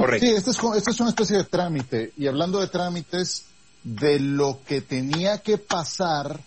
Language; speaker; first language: Spanish; native; Spanish